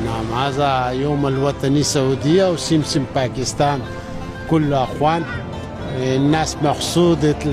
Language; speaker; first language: Arabic; non-native, learner; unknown